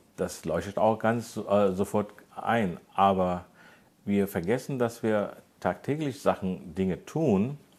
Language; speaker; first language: German; non-native, fluent; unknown